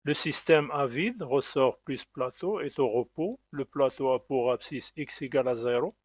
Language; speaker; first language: French; non-native, local second language; Arabic